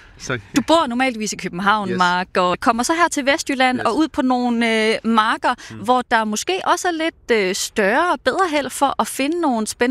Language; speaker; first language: Danish; native; Danish